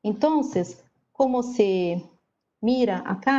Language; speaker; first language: Spanish; non-native, learner; Portuguese